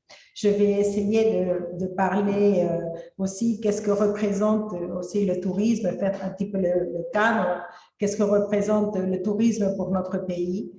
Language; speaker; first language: French; non-native, fluent; Spanish